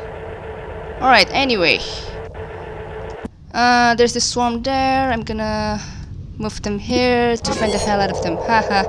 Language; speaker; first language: English; non-native, fluent; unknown